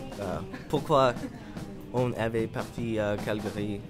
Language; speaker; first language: French; non-native, learner; English